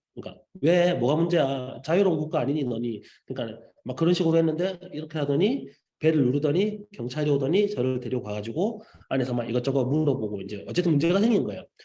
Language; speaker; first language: Korean; native; Korean